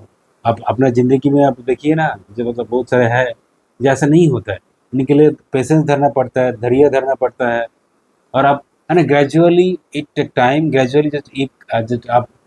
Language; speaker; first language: Hindi; non-native, local second language; Bangla